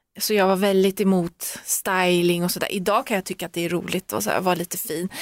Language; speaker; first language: Swedish; early bilingual, other home language; Persian